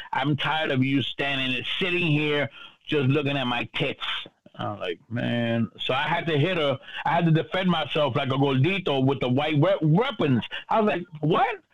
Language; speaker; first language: English; early bilingual, other home language; Spanish